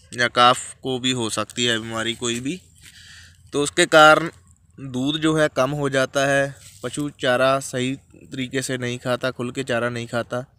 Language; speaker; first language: Hindi; non-native, local second language; Punjabi